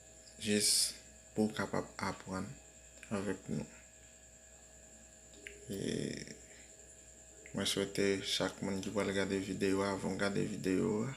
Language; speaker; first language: French; non-native, learner; Haitian Creole